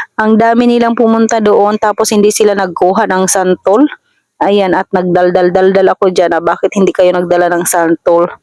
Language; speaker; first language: Filipino; non-native, local second language; Masbatenyo